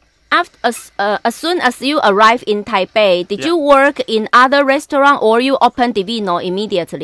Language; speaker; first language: English; non-native, fluent; Chinese